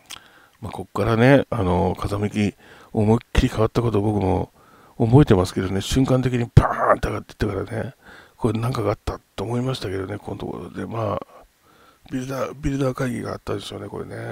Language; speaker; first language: Japanese; native; Japanese